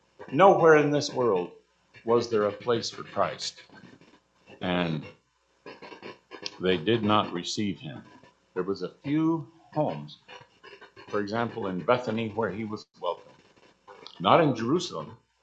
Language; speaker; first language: English; native; English